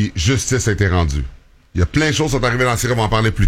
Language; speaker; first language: French; native; French